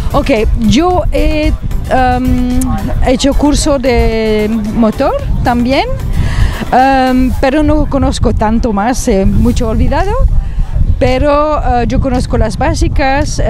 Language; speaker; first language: Spanish; non-native, learner; French